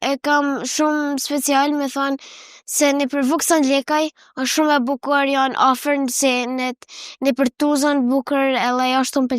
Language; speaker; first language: Albanian; early bilingual, heritage; Albanian